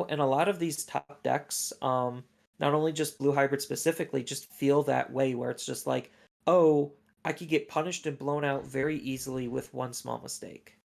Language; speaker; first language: English; native; English